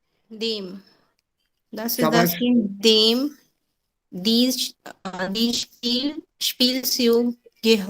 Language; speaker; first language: German; non-native, learner; Hindi